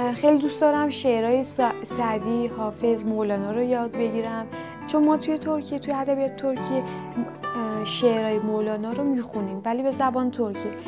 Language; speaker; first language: Persian; non-native, fluent; Turkish